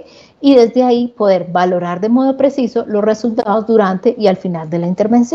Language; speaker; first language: Spanish; native; Spanish